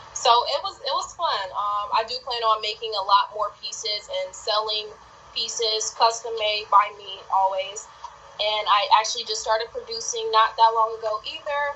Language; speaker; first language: English; native; English